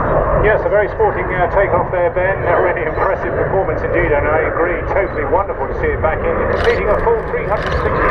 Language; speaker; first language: English; native; English